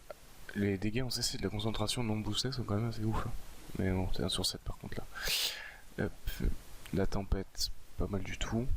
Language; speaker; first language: French; native; French